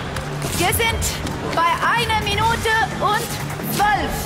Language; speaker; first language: German; native; German